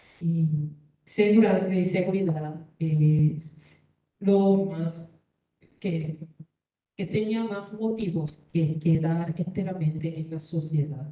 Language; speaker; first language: Spanish; non-native, learner; Korean